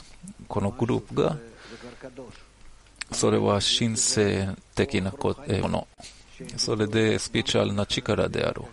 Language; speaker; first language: Japanese; non-native, learner; Hebrew